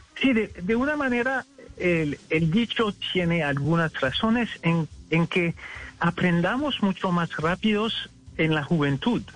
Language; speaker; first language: Spanish; non-native, fluent; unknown